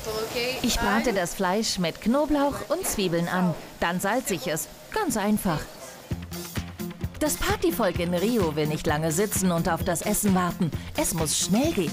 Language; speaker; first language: German; native; German